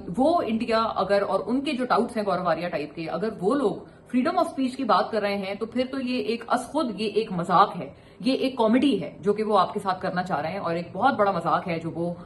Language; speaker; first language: Urdu; native; Urdu